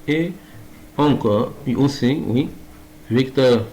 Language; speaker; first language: French; non-native, local second language; Arabic